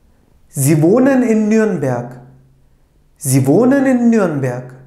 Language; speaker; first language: German; non-native, fluent; Turkish